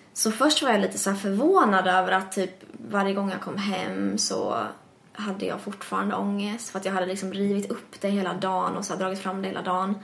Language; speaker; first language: Swedish; early bilingual, other home language; English